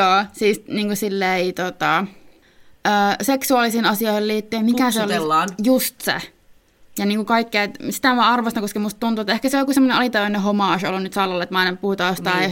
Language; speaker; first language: Finnish; native; Finnish